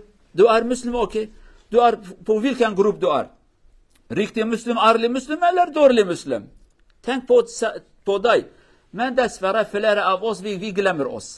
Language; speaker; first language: Norwegian; non-native, learner; Kurdish